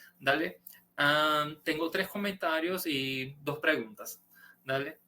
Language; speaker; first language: Spanish; non-native, fluent; Portuguese